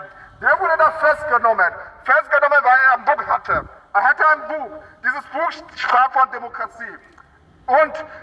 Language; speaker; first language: German; non-native, fluent; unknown